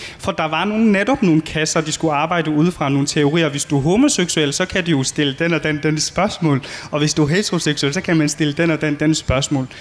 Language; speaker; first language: Danish; early bilingual, other home language; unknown